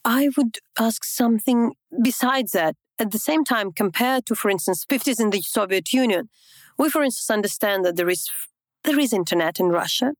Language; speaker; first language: English; non-native, fluent; Ukrainian